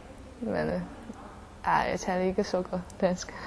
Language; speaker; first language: Danish; non-native, learner; Chinese